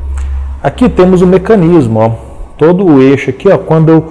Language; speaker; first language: Portuguese; native; Portuguese